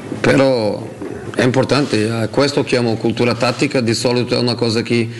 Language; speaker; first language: Italian; non-native, fluent; Portuguese